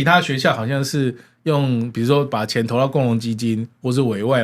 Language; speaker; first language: Chinese; native; Chinese